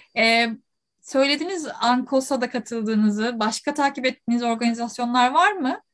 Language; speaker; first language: Turkish; native; Turkish